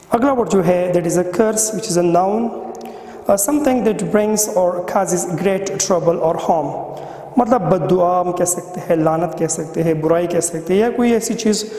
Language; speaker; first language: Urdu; non-native, local second language; Pashto